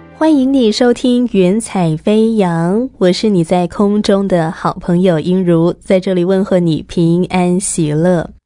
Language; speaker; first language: Chinese; native; Chinese